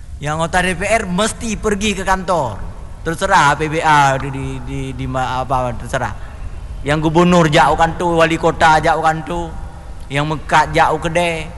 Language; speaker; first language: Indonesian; non-native, local second language; Achinese